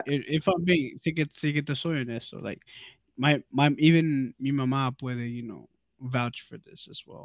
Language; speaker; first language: English; early bilingual, other home language; Spanish